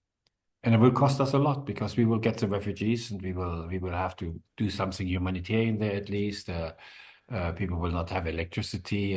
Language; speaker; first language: English; non-native, fluent; German